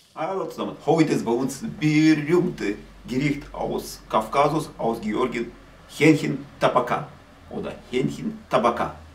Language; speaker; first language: German; non-native, learner; Russian